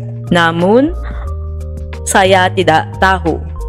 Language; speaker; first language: Indonesian; non-native, learner; Filipino